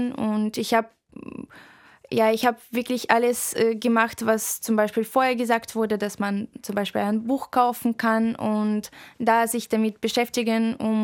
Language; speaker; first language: German; non-native, fluent; Russian